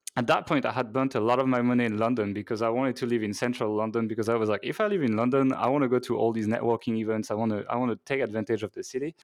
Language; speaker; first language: English; non-native, fluent; French